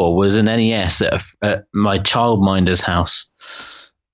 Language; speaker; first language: English; native; English